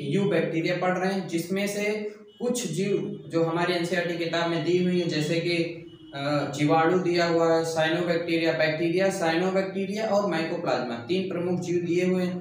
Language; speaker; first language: Hindi; native; Hindi